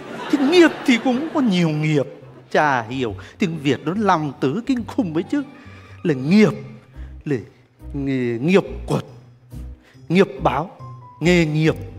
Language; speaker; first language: Vietnamese; non-native, fluent; Turkish